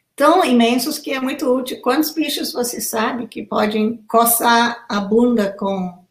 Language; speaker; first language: Portuguese; non-native, fluent; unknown